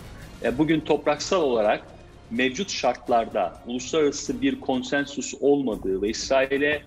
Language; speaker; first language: Turkish; native; Turkish